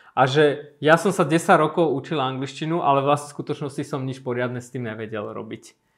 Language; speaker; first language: Slovak; early bilingual, other home language; Armenian